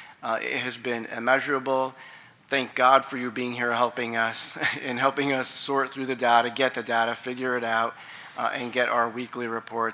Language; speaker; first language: English; native; English